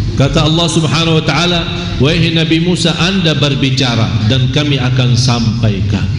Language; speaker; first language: Malay; non-native, fluent; Arabic